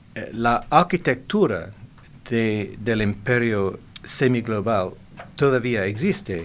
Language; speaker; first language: Spanish; non-native, fluent; English